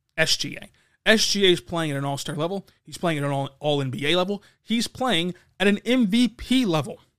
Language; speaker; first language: English; native; English